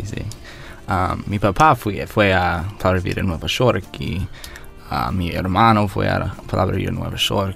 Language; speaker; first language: Spanish; non-native, learner; English